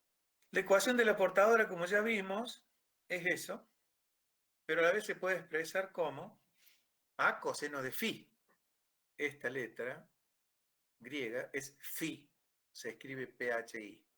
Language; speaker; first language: Spanish; native; Spanish